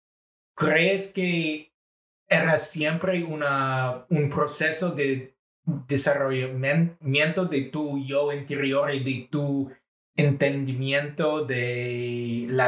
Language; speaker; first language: Spanish; non-native, fluent; English